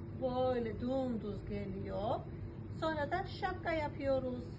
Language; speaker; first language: Turkish; non-native, fluent; Georgian